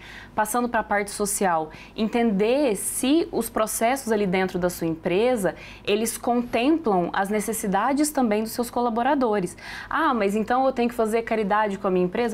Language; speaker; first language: Portuguese; native; Portuguese